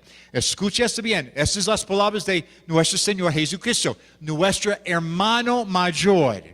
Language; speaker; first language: Spanish; non-native, fluent; English